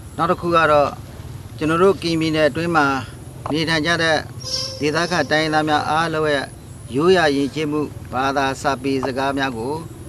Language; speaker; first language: Burmese; non-native, local second language; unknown